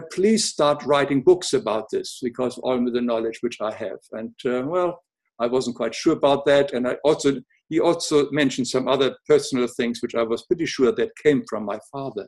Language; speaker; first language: English; non-native, fluent; German